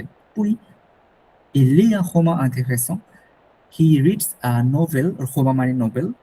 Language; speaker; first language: French; non-native, fluent; Bangla